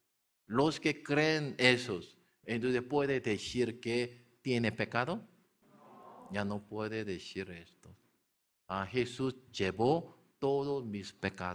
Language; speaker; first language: Spanish; non-native, learner; Korean